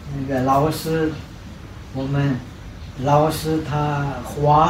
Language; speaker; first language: Chinese; non-native, fluent; Czech